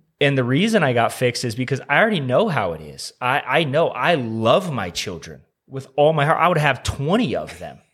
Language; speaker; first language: English; native; English